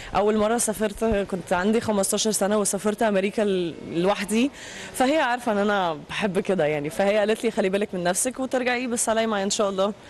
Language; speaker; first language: Arabic; non-native, fluent; Danish